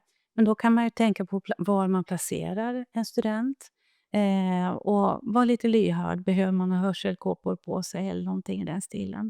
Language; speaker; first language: Swedish; native; Swedish